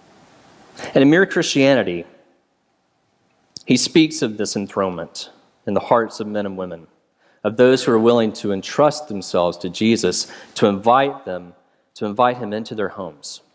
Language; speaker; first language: English; native; English